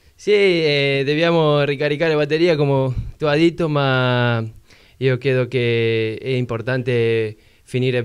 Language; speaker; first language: Italian; non-native, learner; Spanish